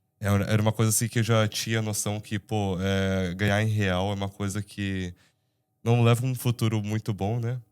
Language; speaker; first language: Portuguese; native; Portuguese